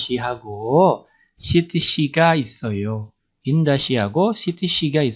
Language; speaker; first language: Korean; non-native, fluent; Indonesian